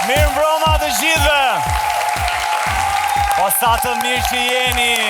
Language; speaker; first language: Albanian; native; Albanian